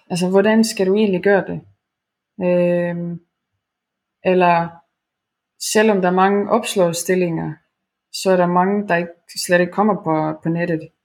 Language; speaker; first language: Danish; non-native, fluent; Estonian